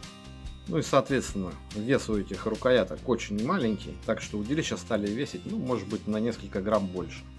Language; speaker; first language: Russian; native; Russian